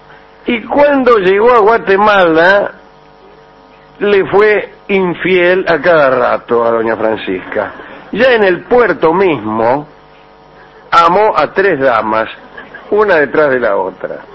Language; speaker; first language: Spanish; native; Spanish